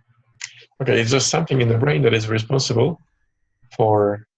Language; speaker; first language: English; non-native, fluent; Polish